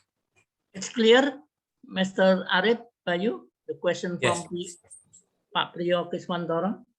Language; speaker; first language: English; non-native, learner; Indonesian